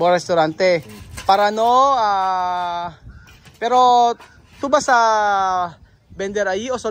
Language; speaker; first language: Spanish; non-native, learner; Filipino